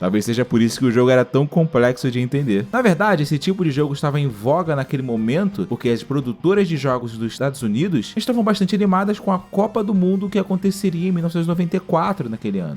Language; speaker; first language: Portuguese; native; Portuguese